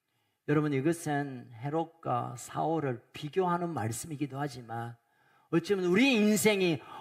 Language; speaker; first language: Korean; native; Korean